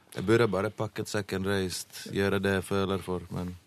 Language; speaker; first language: Norwegian; early bilingual, other home language; Bosnian